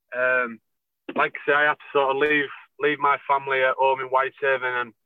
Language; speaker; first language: English; native; English